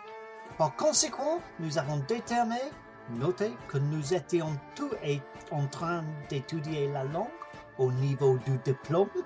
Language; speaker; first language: French; non-native, learner; English